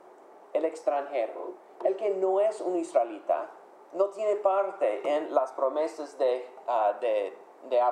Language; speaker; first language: Spanish; non-native, fluent; English